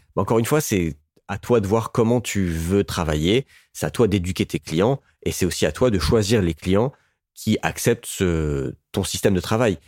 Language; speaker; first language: French; native; French